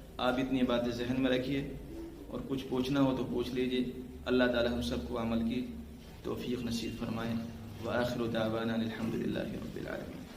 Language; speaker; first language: Urdu; native; Urdu